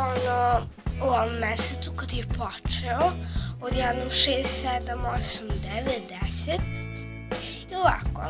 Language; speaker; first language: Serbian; early bilingual, heritage; Serbian